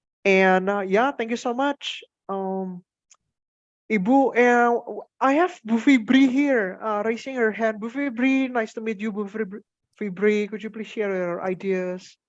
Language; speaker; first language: English; non-native, fluent; Indonesian